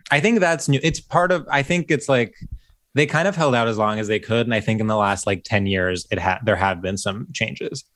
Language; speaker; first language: English; early bilingual, other home language; Greek